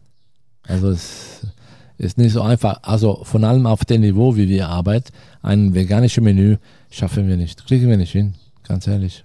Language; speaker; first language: German; non-native, fluent; Italian